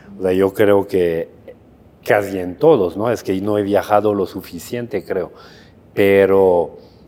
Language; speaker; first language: Spanish; non-native, fluent; French